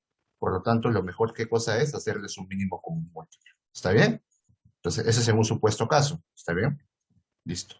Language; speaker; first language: Spanish; native; Spanish